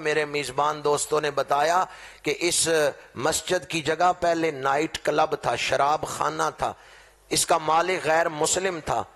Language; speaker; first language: Urdu; non-native, local second language; Punjabi